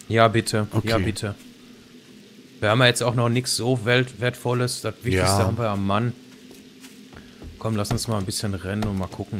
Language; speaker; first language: German; native; German